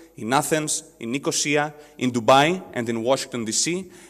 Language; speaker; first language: English; non-native, fluent; Greek